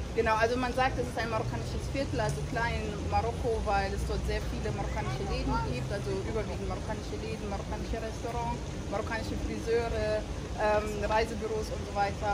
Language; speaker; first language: German; early bilingual, other home language; Arabic